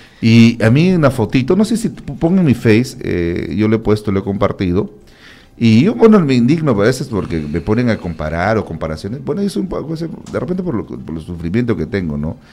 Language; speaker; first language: Spanish; native; Spanish